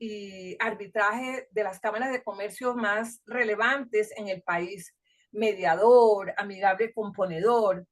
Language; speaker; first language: Spanish; native; Spanish